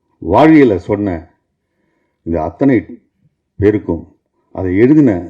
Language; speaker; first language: Tamil; native; Tamil